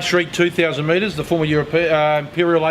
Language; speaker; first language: English; native; English